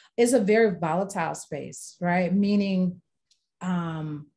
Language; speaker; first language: English; native; English